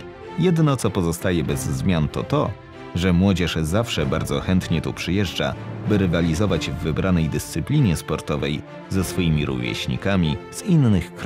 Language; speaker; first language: Polish; native; Polish